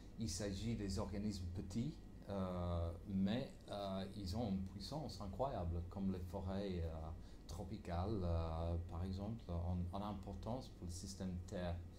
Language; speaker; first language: French; non-native, fluent; English